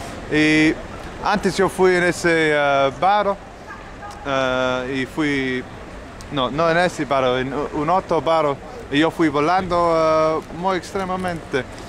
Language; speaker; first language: Spanish; non-native, learner; English